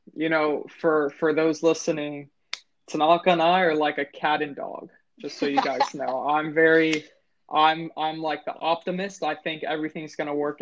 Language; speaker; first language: English; native; English